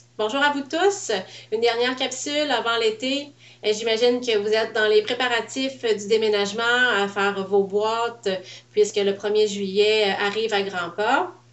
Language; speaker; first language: French; native; French